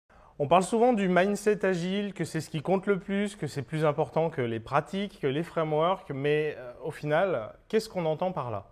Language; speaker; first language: French; native; French